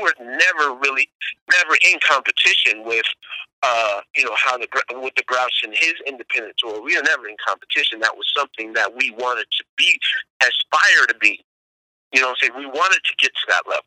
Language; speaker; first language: English; native; English